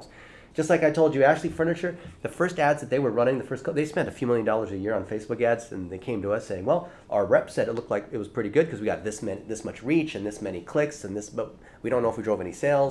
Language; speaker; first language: English; early bilingual, other home language; Chinese